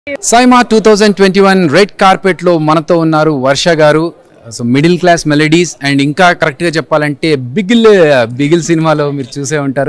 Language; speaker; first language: Telugu; native; Telugu